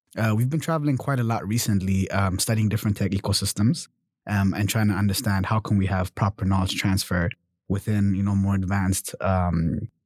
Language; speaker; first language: English; early bilingual, other home language; German